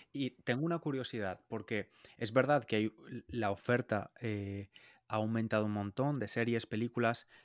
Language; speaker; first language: Spanish; native; Spanish